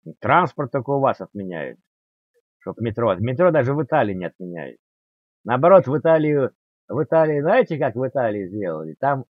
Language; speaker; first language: Russian; native; Russian